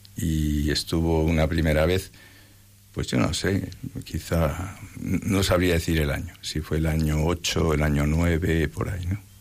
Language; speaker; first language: Spanish; native; Spanish